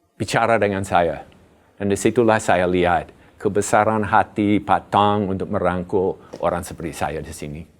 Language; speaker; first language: Indonesian; non-native, fluent; English